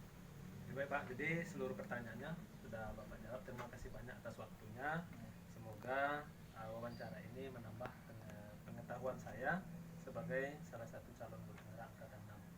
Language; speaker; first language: Indonesian; native; Indonesian